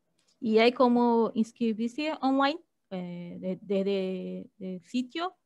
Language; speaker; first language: Spanish; non-native, fluent; Portuguese